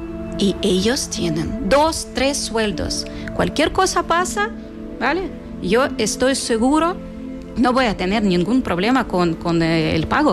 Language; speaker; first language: Spanish; non-native, fluent; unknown